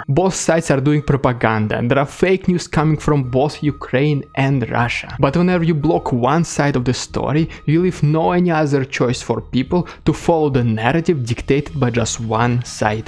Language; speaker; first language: English; non-native, fluent; Russian